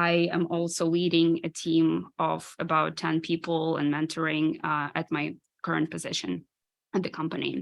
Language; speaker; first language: English; non-native, fluent; Ukrainian